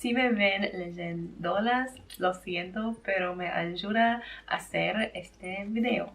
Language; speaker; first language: Spanish; non-native, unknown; English